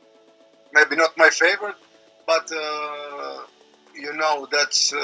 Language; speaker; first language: English; non-native, learner; Croatian